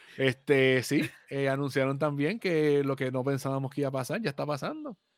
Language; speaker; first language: Spanish; native; Spanish